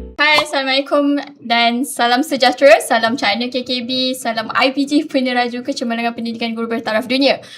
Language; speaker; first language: Malay; native; Malay